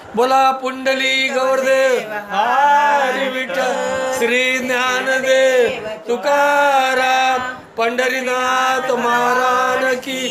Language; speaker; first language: Hindi; non-native, local second language; Marathi